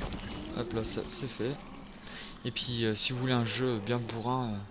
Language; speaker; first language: French; native; French